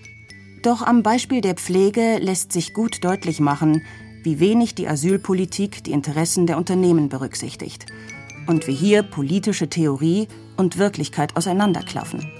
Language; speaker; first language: German; native; German